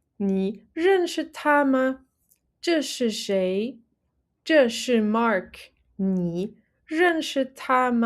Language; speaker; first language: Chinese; non-native, fluent; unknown